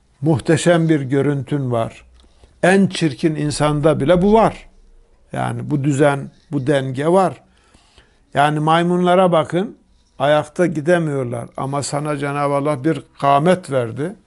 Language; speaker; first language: Turkish; native; Turkish